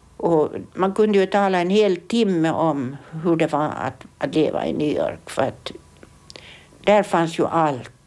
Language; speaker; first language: Swedish; native; Swedish